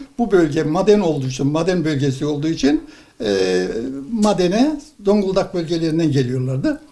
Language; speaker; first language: Turkish; native; Turkish